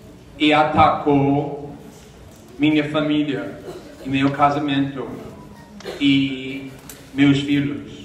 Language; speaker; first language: Portuguese; non-native, fluent; English